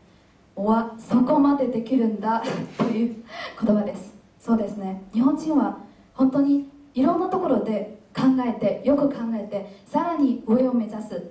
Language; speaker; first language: Japanese; non-native, fluent; Chinese